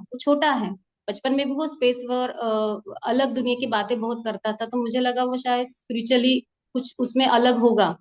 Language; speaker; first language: Hindi; non-native, local second language; Marathi